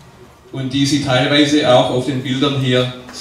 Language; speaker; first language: German; native; German